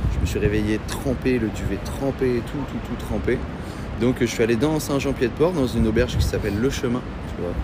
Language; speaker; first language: French; native; French